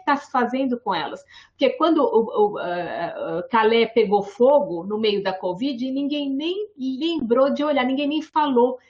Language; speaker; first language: Portuguese; native; Portuguese